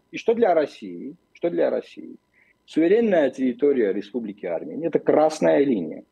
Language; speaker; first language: Russian; non-native, local second language; Armenian